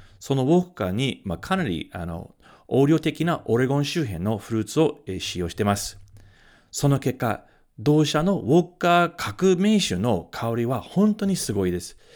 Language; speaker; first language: Japanese; non-native, fluent; English